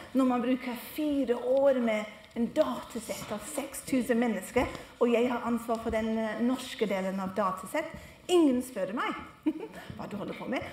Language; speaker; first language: Norwegian; non-native, fluent; English